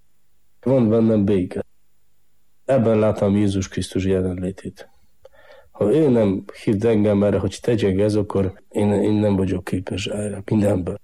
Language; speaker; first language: Hungarian; non-native, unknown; Polish